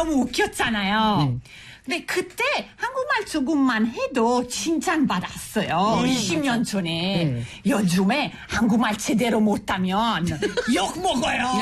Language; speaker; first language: Korean; non-native, fluent; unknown